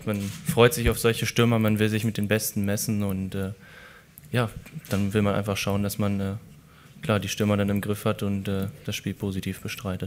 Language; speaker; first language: German; native; German